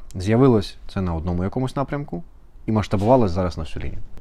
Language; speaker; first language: Ukrainian; native; Ukrainian